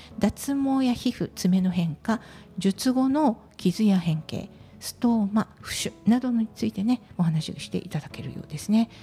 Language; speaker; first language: Japanese; native; Japanese